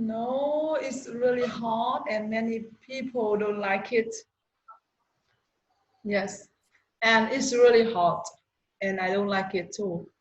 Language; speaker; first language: English; non-native, learner; Vietnamese